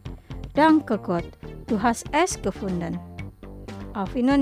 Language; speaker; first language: German; non-native, fluent; Indonesian